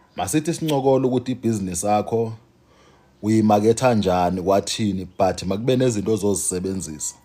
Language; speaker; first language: Zulu; non-native, local second language; Xhosa